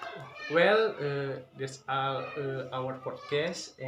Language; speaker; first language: English; non-native, learner; Indonesian